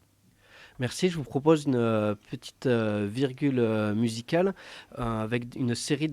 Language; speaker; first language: French; native; French